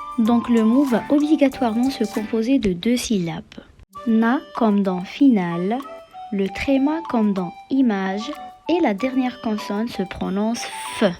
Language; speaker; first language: French; non-native, local second language; Arabic